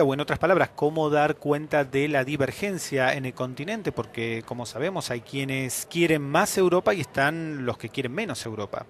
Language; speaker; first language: Spanish; native; Spanish